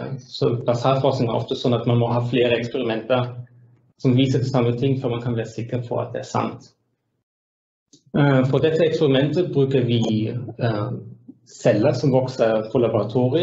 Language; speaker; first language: Norwegian; non-native, fluent; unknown